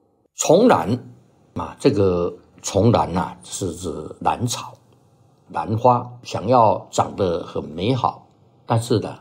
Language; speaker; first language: Chinese; native; Chinese